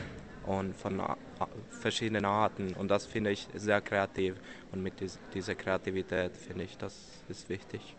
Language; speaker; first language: German; non-native, fluent; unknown